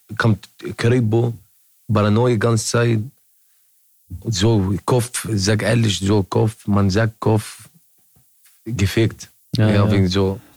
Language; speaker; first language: German; non-native, learner; Arabic